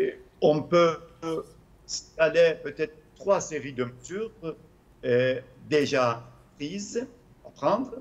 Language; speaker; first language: French; non-native, fluent; Turkish